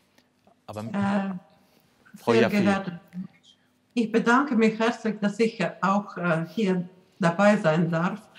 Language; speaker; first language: German; non-native, fluent; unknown